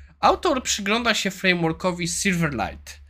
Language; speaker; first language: Polish; native; Polish